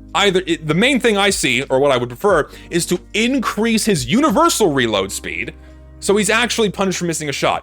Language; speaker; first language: English; native; English